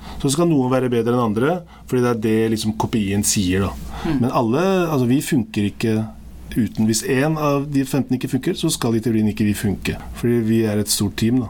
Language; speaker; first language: Norwegian; early bilingual, other home language; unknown